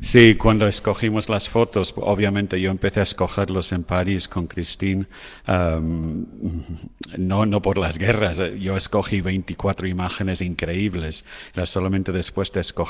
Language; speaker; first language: Spanish; non-native, fluent; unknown